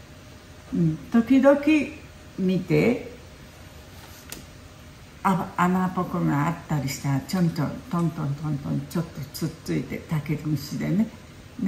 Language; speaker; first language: Japanese; early bilingual, heritage; Japanese